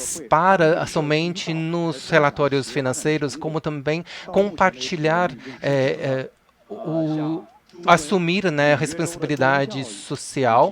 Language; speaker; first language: Portuguese; non-native, fluent; Chinese